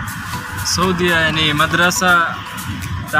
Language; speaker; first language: Arabic; non-native, learner; Bangla